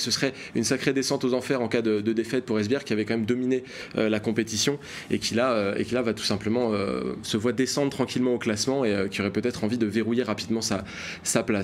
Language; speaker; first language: French; native; French